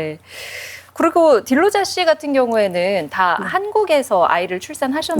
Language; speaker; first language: Korean; native; Korean